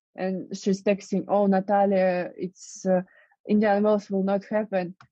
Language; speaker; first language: English; non-native, fluent; Russian